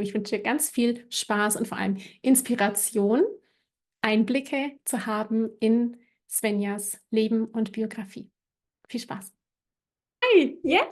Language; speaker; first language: German; native; German